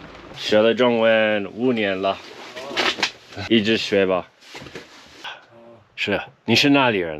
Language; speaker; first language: Chinese; non-native, fluent; English